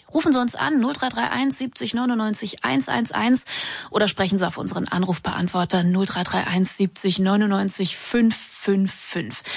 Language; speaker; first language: German; native; German